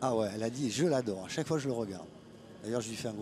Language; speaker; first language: French; native; French